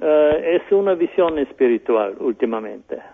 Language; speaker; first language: Spanish; non-native, fluent; German